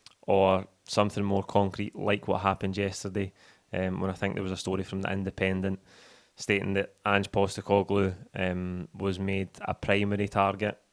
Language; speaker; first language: English; native; English